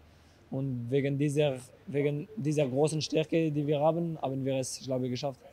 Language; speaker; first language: German; non-native, local second language; French